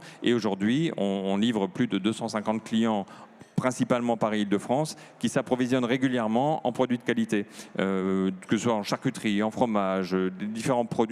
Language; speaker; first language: French; native; French